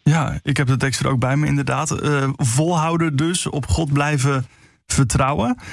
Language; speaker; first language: Dutch; native; Dutch